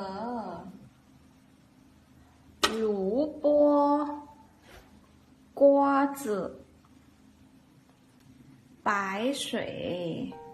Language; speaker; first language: Chinese; non-native, learner; Lao